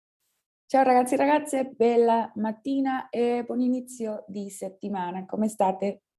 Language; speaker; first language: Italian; non-native, fluent; Spanish